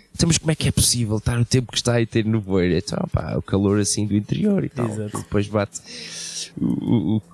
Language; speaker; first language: Portuguese; early bilingual, heritage; Portuguese